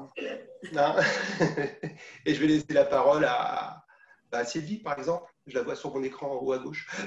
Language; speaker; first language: French; native; French